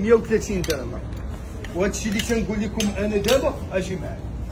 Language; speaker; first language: Arabic; native; Arabic